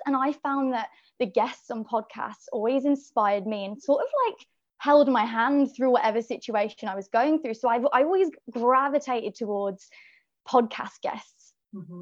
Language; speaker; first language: English; native; English